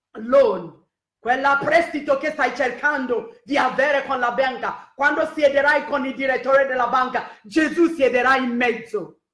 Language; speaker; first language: Italian; non-native, fluent; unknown